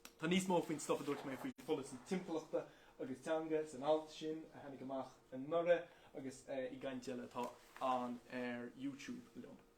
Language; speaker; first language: Irish; non-native, local second language; English